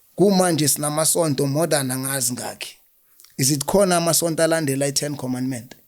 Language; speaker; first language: Zulu; native; Zulu